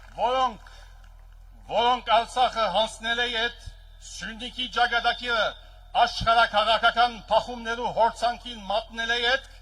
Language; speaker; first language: Armenian; early bilingual, heritage; Armenian